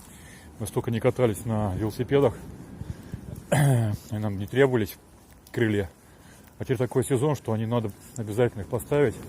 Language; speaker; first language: Russian; native; Russian